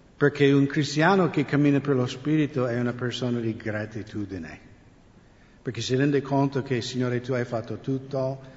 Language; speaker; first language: Italian; non-native, fluent; English